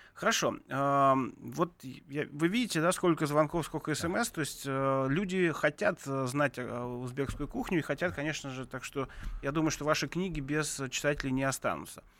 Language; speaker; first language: Russian; native; Russian